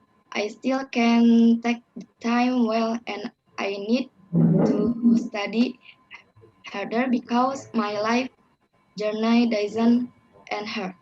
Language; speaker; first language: English; non-native, learner; Indonesian